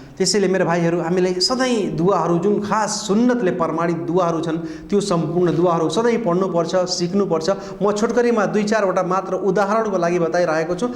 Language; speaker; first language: Nepali; non-native, local second language; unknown